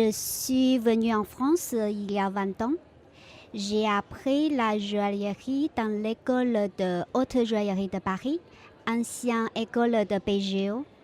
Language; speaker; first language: French; non-native, fluent; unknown